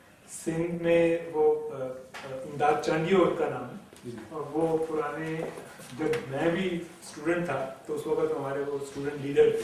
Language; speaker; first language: Hindi; non-native, local second language; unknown